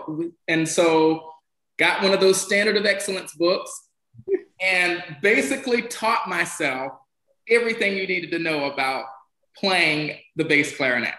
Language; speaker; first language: English; native; English